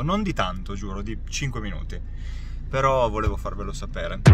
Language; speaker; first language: Italian; native; Italian